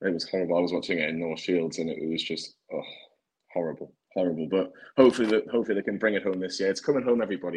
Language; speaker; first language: English; native; English